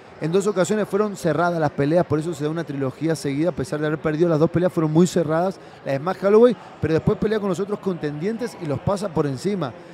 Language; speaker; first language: Spanish; native; Spanish